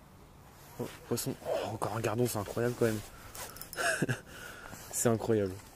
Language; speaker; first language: French; native; French